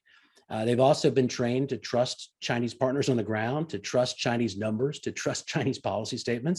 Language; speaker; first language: English; native; English